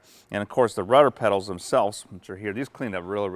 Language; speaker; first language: English; native; English